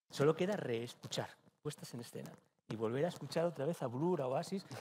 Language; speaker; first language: Spanish; native; Spanish